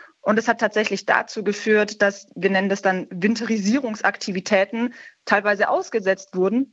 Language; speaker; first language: German; native; German